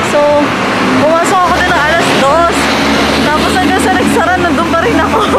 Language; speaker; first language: Filipino; native; Filipino